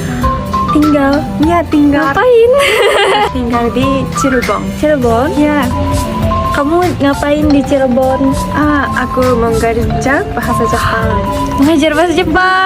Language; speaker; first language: Indonesian; non-native, fluent; Japanese